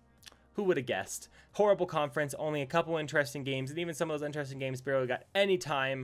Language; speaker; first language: English; native; English